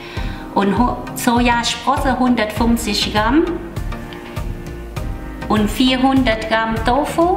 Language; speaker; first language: German; non-native, learner; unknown